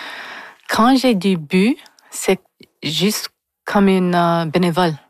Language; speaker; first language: French; non-native, learner; English